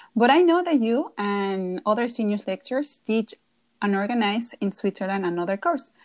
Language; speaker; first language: English; non-native, fluent; Spanish